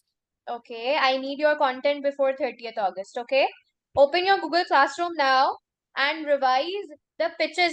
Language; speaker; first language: English; non-native, local second language; Urdu